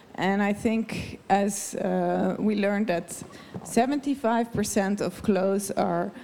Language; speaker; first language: English; non-native, fluent; Dutch